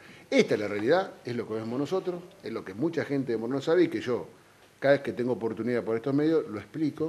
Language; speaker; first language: Spanish; native; Spanish